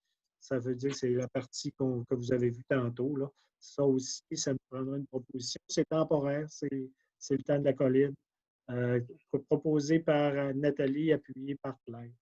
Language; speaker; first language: French; native; French